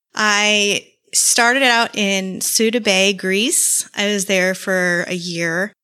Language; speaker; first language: English; native; English